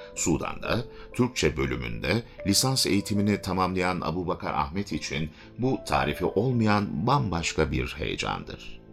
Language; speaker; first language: Turkish; native; Turkish